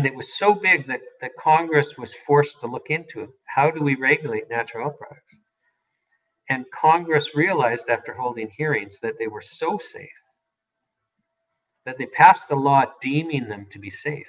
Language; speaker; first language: English; native; English